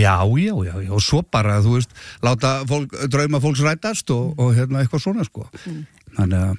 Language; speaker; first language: Icelandic; native; Icelandic